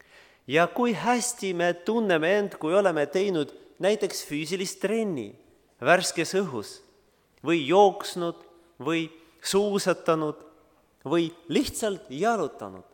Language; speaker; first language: Estonian; non-native, learner; Russian